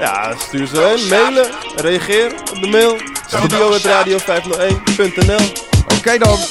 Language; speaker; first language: Dutch; native; Dutch